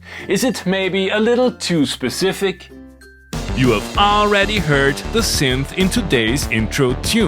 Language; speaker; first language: English; non-native, fluent; German